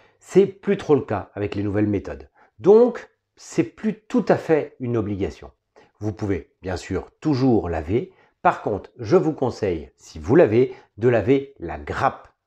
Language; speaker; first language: French; native; French